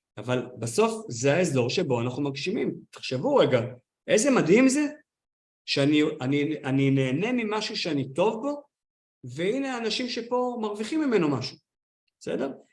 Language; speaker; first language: Hebrew; native; Hebrew